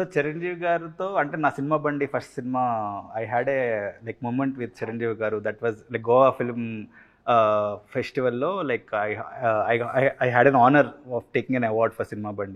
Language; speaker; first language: Telugu; native; Telugu